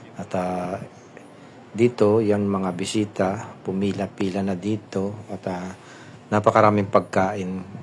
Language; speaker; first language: Filipino; non-native, local second language; Pampanga